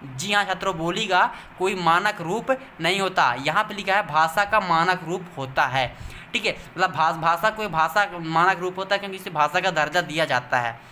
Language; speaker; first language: Hindi; native; Hindi